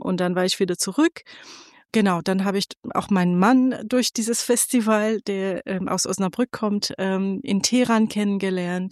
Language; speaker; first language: German; non-native, fluent; Persian